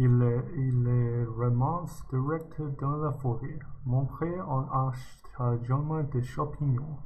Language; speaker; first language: French; non-native, learner; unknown